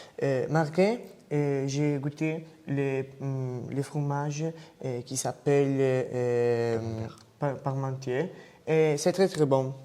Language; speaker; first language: French; non-native, learner; Italian